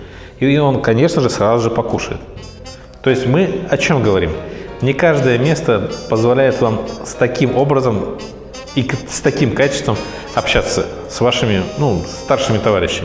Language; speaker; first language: Russian; native; Russian